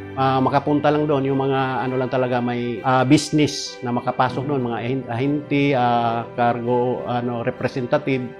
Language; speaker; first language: Filipino; non-native, local second language; Cebuano